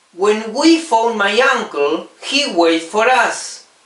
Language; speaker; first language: English; non-native, fluent; Spanish